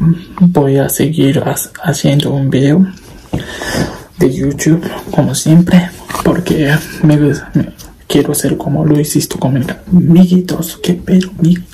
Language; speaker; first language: Spanish; non-native, learner; Japanese